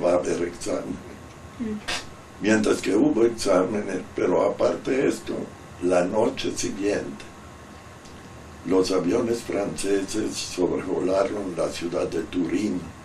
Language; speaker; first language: Spanish; non-native, fluent; Italian